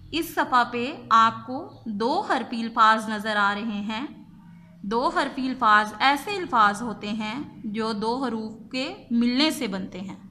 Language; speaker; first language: Urdu; native; Urdu